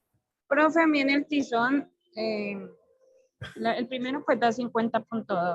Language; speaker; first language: Spanish; native; Spanish